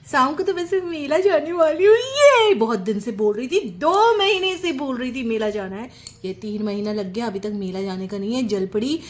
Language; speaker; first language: Hindi; non-native, local second language; Bangla